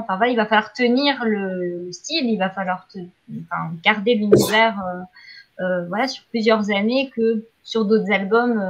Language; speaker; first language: French; native; French